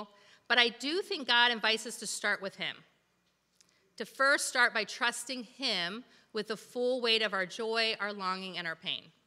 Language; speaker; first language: English; native; English